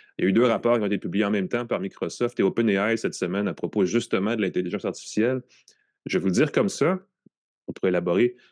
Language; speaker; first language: French; native; French